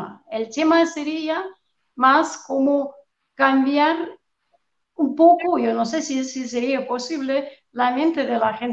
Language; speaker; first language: Spanish; non-native, fluent; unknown